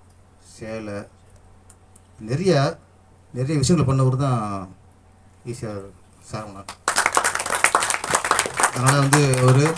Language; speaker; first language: Tamil; native; Tamil